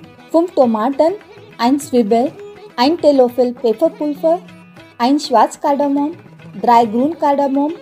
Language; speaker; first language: German; non-native, learner; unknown